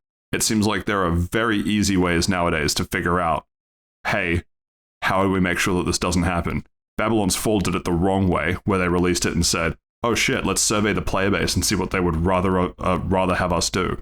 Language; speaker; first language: English; native; English